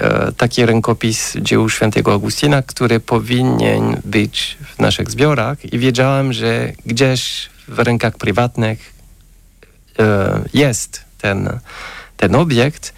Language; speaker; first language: Polish; non-native, fluent; French